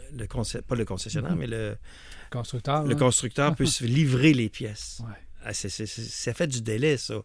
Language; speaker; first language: French; native; French